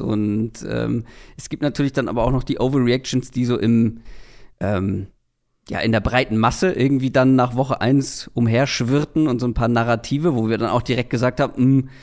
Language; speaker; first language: German; native; German